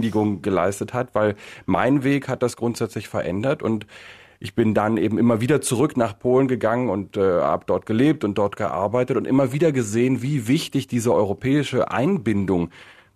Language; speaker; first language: German; native; German